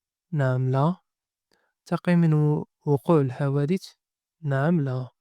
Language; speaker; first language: Arabic; native; Arabic